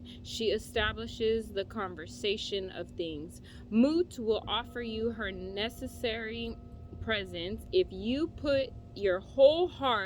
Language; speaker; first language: English; native; English